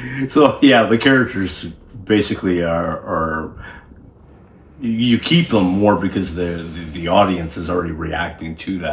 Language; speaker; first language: English; native; English